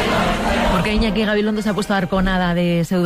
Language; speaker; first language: Spanish; native; Spanish